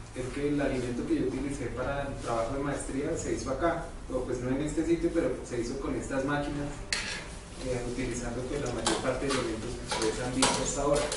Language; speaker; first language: Spanish; native; Spanish